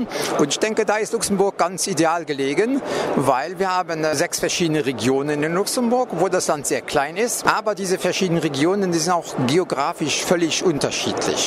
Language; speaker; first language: German; non-native, local second language; Luxembourgish